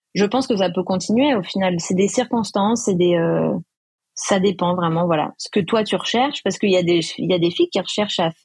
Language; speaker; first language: French; native; French